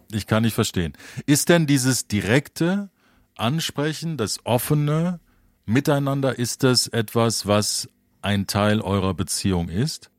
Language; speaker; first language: German; native; German